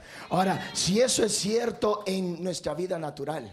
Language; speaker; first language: Spanish; native; Spanish